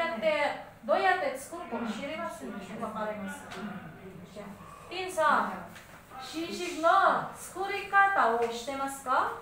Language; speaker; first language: Japanese; non-native, learner; Filipino